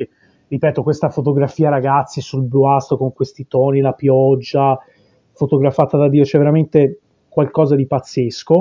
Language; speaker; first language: Italian; native; Italian